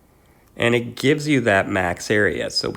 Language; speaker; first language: English; native; English